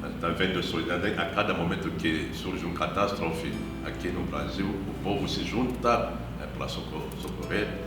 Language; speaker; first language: Portuguese; non-native, fluent; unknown